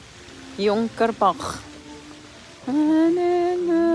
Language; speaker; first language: German; non-native, learner; Cebuano